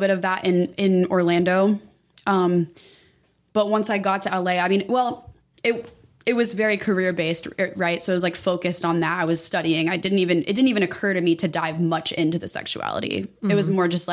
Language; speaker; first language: English; native; English